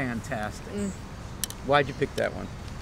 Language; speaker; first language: English; native; English